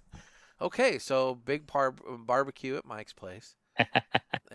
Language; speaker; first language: English; native; English